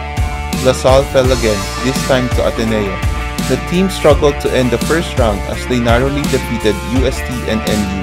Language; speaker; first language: English; non-native, local second language; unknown